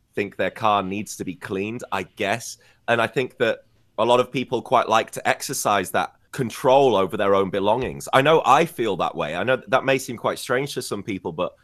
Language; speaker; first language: English; native; English